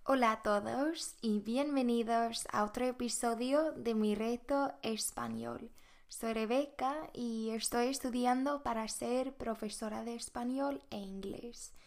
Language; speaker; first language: Spanish; non-native, fluent; Swedish